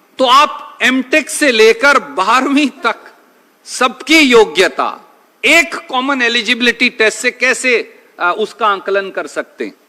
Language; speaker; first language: Hindi; native; Hindi